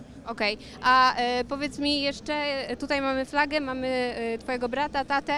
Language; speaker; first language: Polish; native; Polish